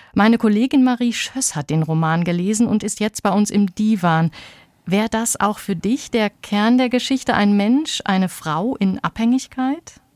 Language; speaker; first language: German; native; German